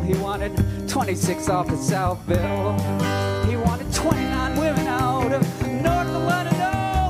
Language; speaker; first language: English; early bilingual, heritage; English